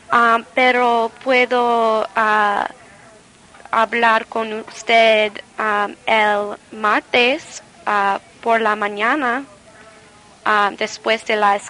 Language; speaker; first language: Spanish; non-native, learner; English